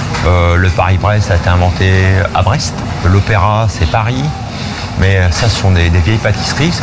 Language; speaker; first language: French; native; French